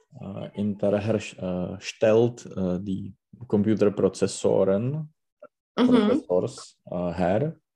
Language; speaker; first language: German; non-native, learner; Czech